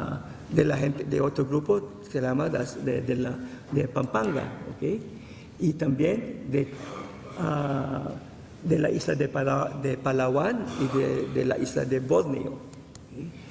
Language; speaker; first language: Spanish; non-native, fluent; Filipino